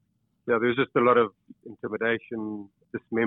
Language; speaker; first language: English; native; English